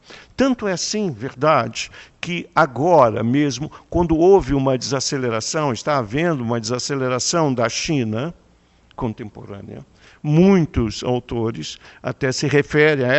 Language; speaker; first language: Portuguese; native; Portuguese